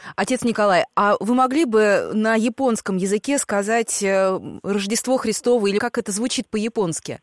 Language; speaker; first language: Russian; native; Russian